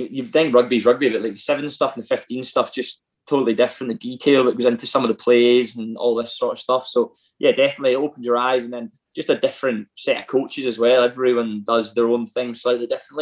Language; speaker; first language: English; native; English